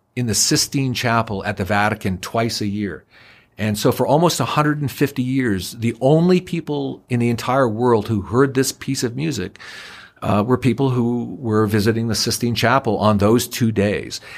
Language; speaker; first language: English; native; English